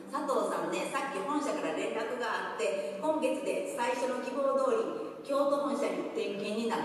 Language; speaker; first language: Japanese; native; Japanese